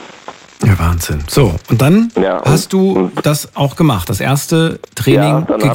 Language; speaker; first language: German; native; German